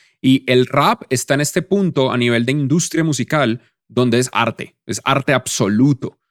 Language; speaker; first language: Spanish; native; Spanish